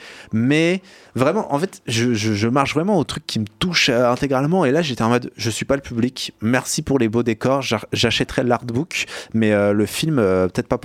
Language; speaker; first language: French; native; French